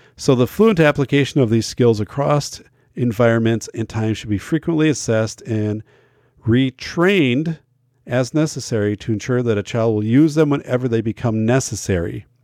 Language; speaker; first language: English; native; English